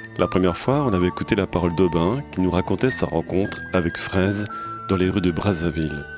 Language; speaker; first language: French; native; French